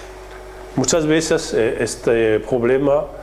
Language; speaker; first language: Spanish; non-native, fluent; French